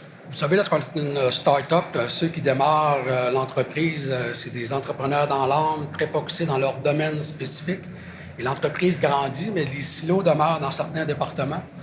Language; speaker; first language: French; native; French